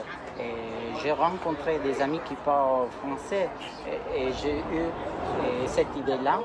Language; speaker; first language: French; non-native, fluent; Italian